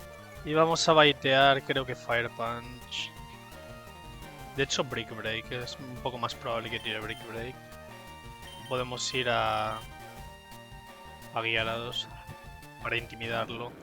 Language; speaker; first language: Spanish; native; Spanish